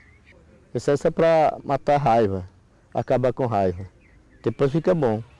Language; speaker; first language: Portuguese; non-native, local second language; Yanomámi